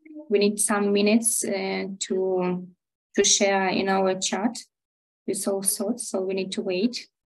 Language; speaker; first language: English; non-native, fluent; Ukrainian